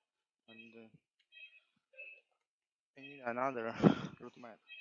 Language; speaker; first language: English; non-native, learner; Chinese